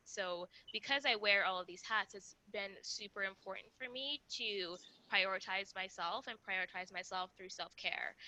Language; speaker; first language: English; non-native, local second language; Kinyarwanda